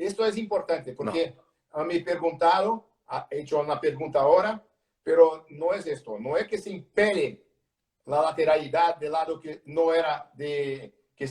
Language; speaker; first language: Spanish; non-native, learner; Portuguese